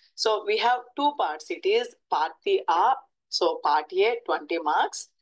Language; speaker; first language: English; non-native, local second language; Telugu